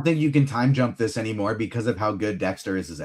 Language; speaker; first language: English; native; English